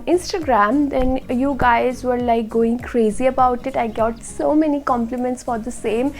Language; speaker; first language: English; non-native, local second language; Hindi